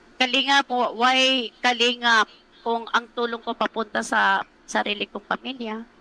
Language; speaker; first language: Filipino; non-native, local second language; Cebuano